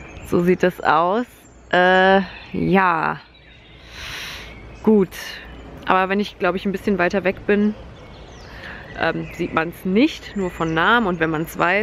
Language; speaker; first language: German; native; German